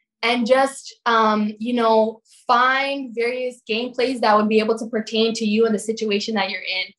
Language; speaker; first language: English; native; English